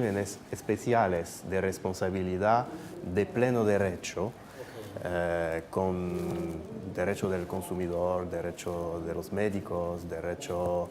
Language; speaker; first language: Spanish; non-native, fluent; French